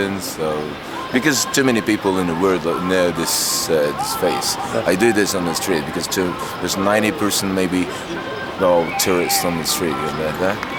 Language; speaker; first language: English; non-native, learner; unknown